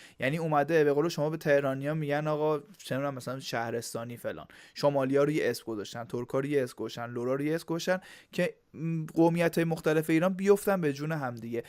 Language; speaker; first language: Persian; native; Persian